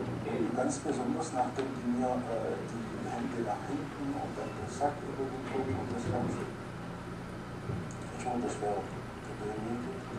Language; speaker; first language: German; non-native, fluent; Arabic